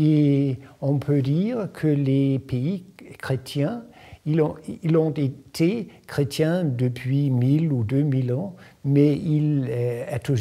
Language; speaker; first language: French; non-native, fluent; Danish